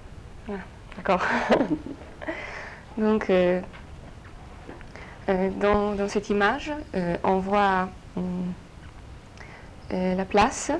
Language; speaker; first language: French; non-native, fluent; Polish